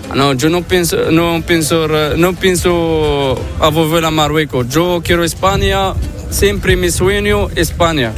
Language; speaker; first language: Spanish; non-native, learner; Arabic